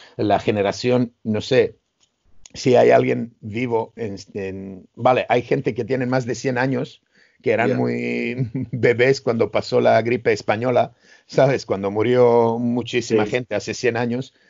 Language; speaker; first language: Spanish; non-native, fluent; Serbian